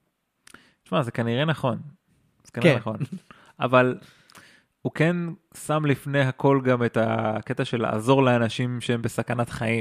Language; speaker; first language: Hebrew; native; Hebrew